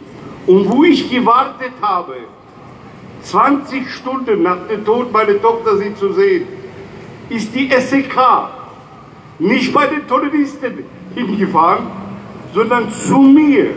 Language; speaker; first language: German; non-native, fluent; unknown